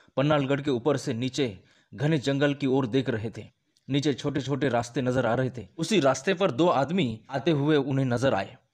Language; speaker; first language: Hindi; non-native, local second language; Marathi